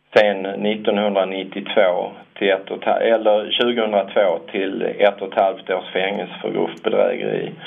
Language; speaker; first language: Swedish; native; Swedish